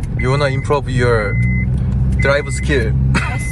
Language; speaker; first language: English; non-native, learner; Korean